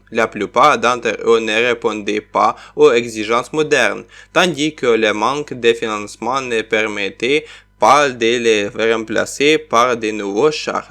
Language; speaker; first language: French; non-native, learner; Ukrainian